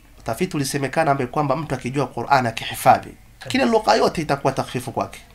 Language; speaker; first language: Swahili; non-native, local second language; Somali